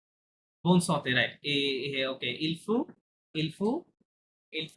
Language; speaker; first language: French; non-native, fluent; Bangla